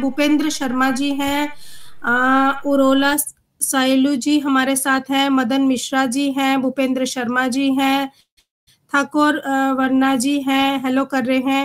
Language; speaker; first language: Hindi; native; Hindi